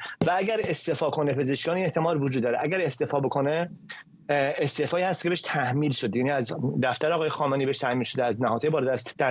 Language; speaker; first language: Persian; native; Persian